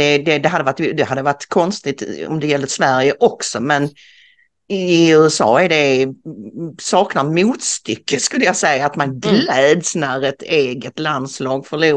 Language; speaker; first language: Swedish; native; Swedish